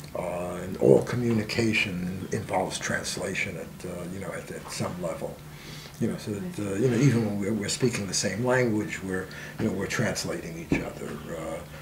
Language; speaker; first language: English; native; English